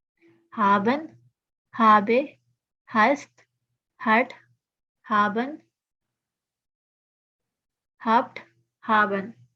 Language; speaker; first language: German; non-native, learner; Urdu